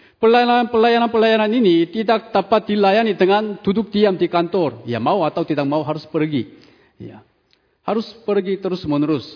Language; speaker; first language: Indonesian; non-native, fluent; Korean